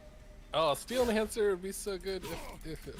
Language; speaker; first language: English; native; English